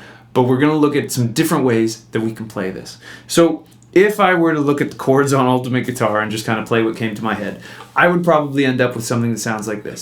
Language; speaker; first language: English; native; English